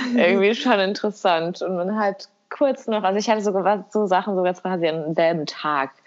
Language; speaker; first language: German; early bilingual, other home language; Albanian